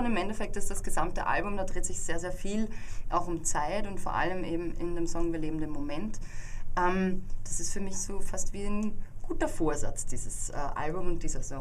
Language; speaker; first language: German; native; German